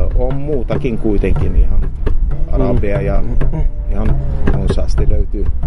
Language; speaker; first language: Finnish; non-native, fluent; Arabic